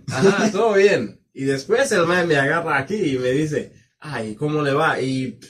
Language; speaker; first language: Spanish; non-native, fluent; Swahili